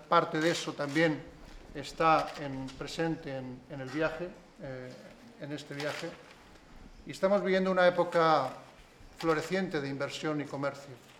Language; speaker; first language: Spanish; native; Spanish